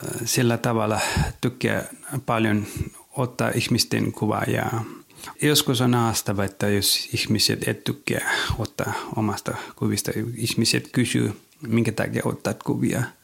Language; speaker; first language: Finnish; non-native, learner; Nepali